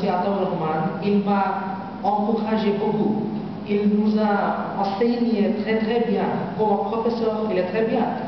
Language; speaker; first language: French; non-native, learner; Bangla